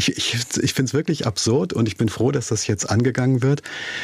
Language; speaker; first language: German; native; German